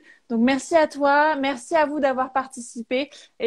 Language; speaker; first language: French; native; French